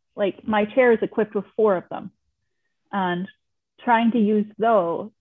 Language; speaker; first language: English; native; English